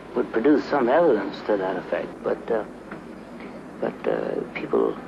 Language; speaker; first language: English; native; English